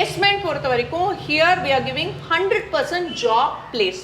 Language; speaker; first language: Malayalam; non-native, learner; Tamil